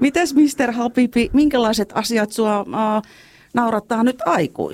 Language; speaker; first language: Finnish; native; Finnish